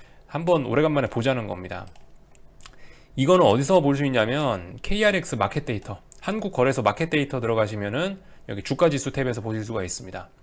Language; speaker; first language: Korean; native; Korean